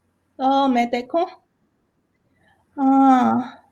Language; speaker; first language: Hindi; non-native, fluent; Chinese